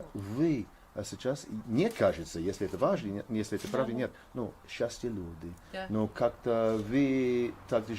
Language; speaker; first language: Russian; non-native, learner; English